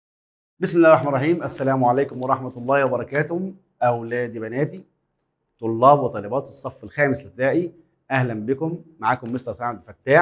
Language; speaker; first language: Arabic; native; Arabic